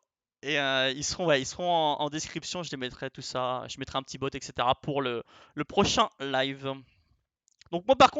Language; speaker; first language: French; native; French